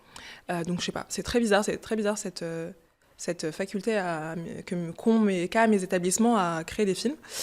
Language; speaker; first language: French; early bilingual, other home language; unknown